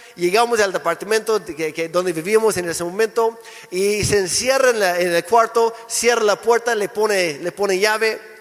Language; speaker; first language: Spanish; non-native, fluent; English